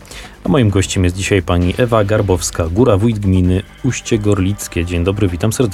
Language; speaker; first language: Polish; native; Polish